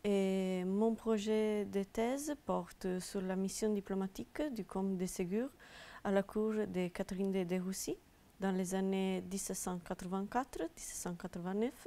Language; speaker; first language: French; non-native, fluent; Italian